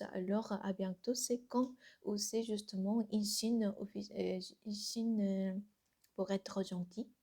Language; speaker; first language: French; non-native, learner; Korean